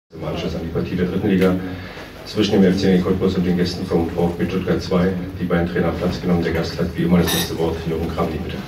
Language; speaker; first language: German; native; German